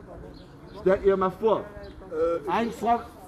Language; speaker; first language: German; non-native, fluent; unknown